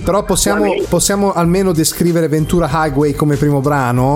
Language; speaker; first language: Italian; native; Italian